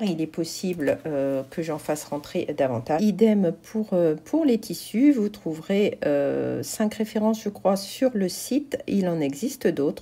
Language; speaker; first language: French; native; French